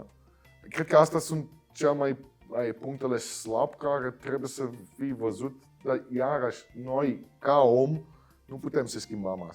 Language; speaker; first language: Romanian; non-native, fluent; Dutch